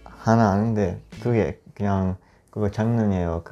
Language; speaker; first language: Korean; non-native, learner; Italian